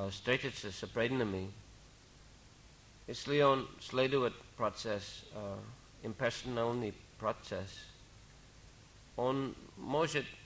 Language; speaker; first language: Russian; non-native, fluent; English